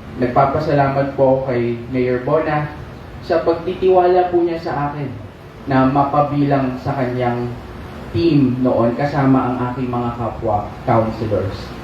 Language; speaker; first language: Filipino; non-native, local second language; Pangasinan